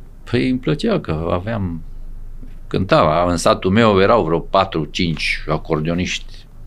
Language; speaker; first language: Romanian; non-native, local second language; Serbian